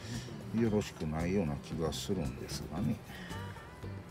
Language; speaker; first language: Japanese; native; Japanese